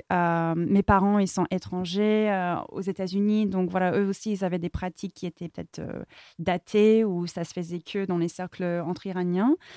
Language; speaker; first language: French; non-native, fluent; English